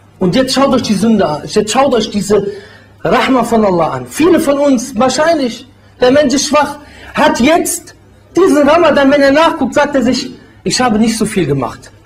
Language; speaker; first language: German; early bilingual, other home language; Bosnian